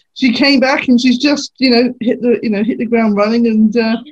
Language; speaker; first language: English; native; English